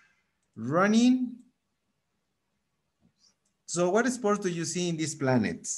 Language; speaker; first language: English; non-native, fluent; Spanish